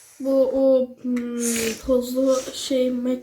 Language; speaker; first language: Turkish; early bilingual, heritage; Turkish